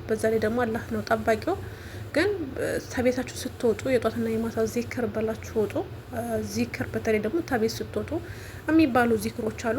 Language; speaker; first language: Amharic; native; Amharic